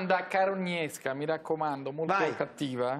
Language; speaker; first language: Italian; native; Italian